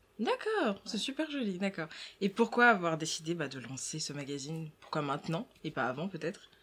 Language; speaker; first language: French; native; French